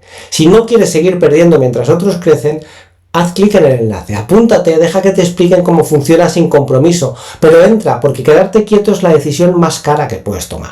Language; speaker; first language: Spanish; native; Spanish